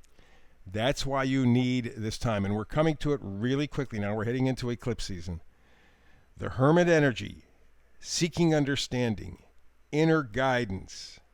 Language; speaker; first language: English; native; English